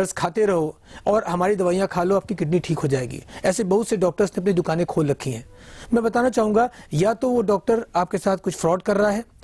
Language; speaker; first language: Hindi; native; Hindi